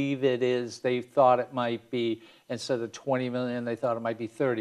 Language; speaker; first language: English; native; English